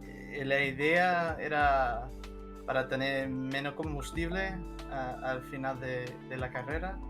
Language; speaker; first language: Spanish; non-native, learner; English